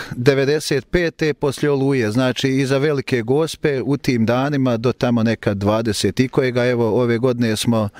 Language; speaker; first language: Croatian; native; Croatian